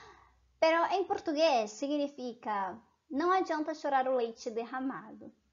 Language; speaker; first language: Spanish; non-native, fluent; Portuguese